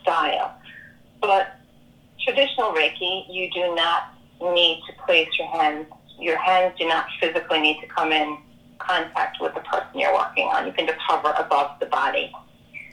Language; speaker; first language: English; native; English